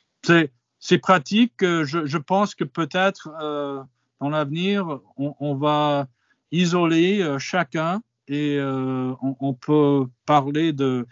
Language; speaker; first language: French; non-native, fluent; English